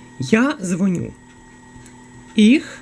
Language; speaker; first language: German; non-native, fluent; Ukrainian